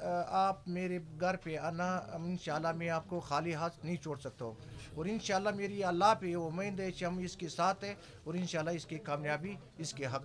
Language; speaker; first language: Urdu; non-native, local second language; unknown